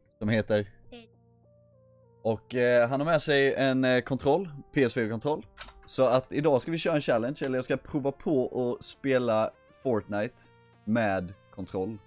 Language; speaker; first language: Swedish; native; Swedish